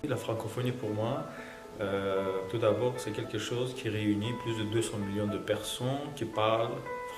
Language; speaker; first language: French; non-native, fluent; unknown